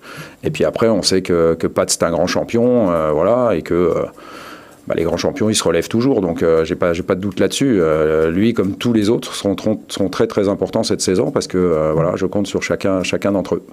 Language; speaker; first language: French; native; French